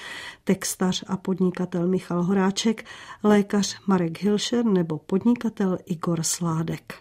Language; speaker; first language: Czech; native; Czech